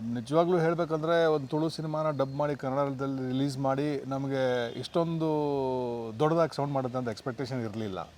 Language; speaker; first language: Kannada; non-native, local second language; Tulu